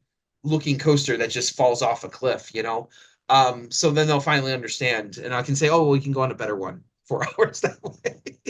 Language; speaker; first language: English; native; English